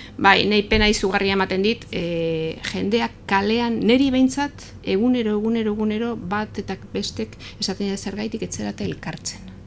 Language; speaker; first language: Basque; non-native, local second language; Spanish